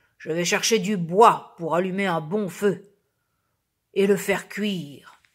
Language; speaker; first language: French; native; French